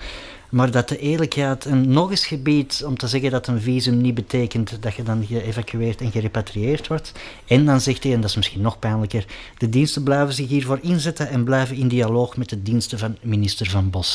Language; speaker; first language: Dutch; native; Dutch